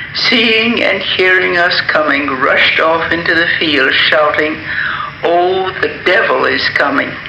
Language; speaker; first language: English; native; English